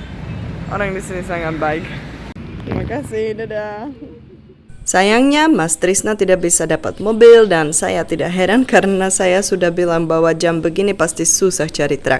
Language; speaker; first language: Indonesian; non-native, fluent; Czech